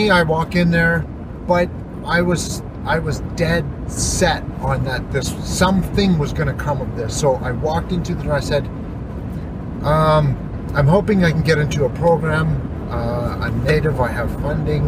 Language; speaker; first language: English; native; English